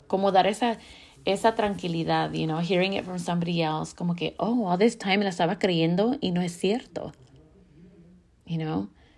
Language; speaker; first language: English; early bilingual, other home language; Spanish